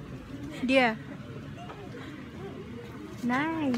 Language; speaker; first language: English; non-native, local second language; Filipino